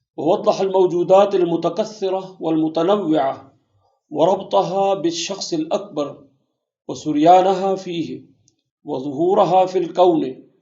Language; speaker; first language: Arabic; non-native, fluent; Urdu